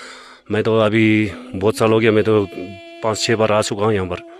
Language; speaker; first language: Hindi; non-native, local second language; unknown